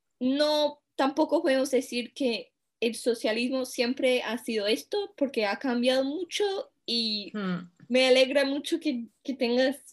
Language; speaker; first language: Spanish; non-native, fluent; English